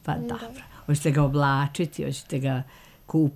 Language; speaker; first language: Croatian; native; Croatian